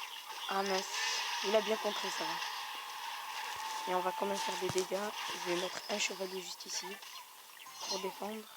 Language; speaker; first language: French; native; French